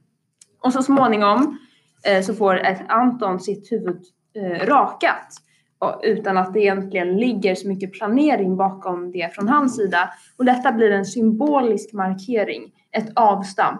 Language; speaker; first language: Swedish; native; Swedish